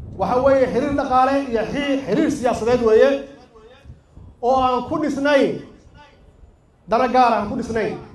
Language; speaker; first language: Somali; native; Somali